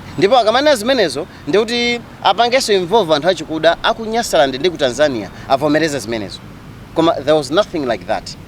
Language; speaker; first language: Nyanja; native; Nyanja